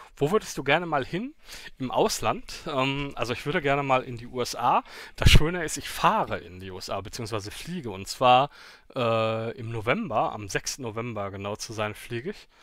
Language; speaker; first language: German; native; German